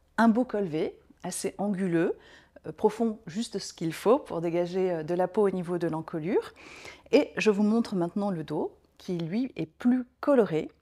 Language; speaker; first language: French; native; French